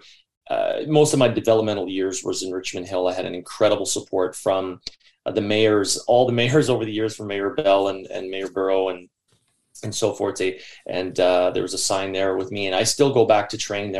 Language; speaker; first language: English; native; English